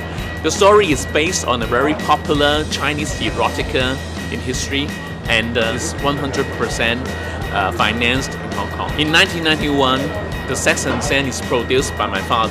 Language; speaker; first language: English; non-native, local second language; Cantonese